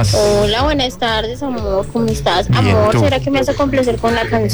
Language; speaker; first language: Spanish; native; Spanish